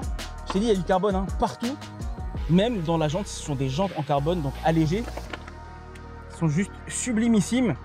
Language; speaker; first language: French; native; French